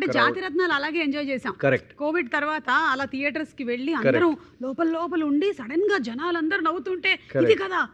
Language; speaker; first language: Telugu; native; Telugu